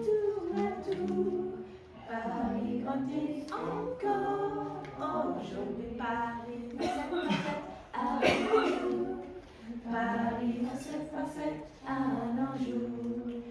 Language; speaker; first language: French; non-native, fluent; Spanish